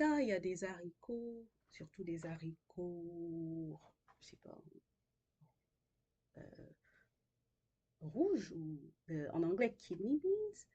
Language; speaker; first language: French; non-native, local second language; Haitian Creole